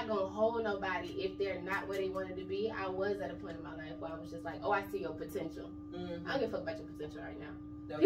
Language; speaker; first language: English; native; English